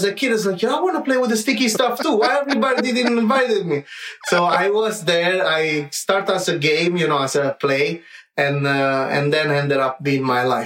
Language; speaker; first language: English; non-native, fluent; Italian